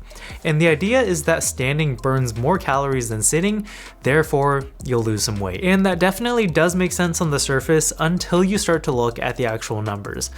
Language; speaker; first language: English; native; English